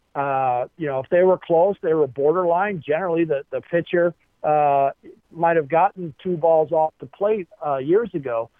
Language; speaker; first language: English; native; English